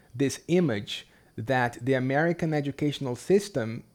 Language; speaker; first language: English; non-native, fluent; Portuguese